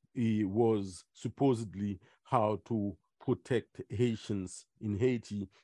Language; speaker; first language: English; non-native, fluent; Haitian Creole